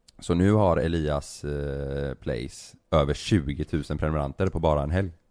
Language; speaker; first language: Swedish; native; Swedish